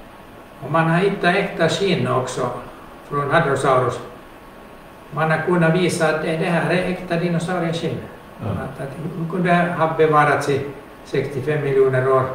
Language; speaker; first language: Swedish; non-native, local second language; Finnish